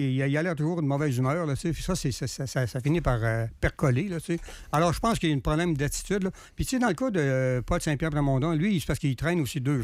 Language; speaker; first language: French; native; French